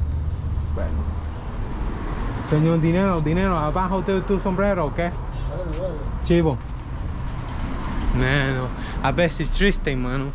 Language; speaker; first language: Spanish; non-native, learner; English